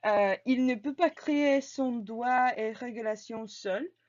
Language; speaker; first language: French; non-native, learner; English